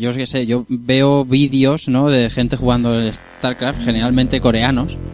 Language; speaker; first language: Spanish; native; Spanish